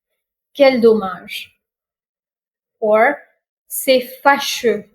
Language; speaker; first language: French; non-native, fluent; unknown